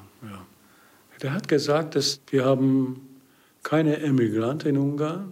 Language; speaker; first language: German; non-native, learner; Hungarian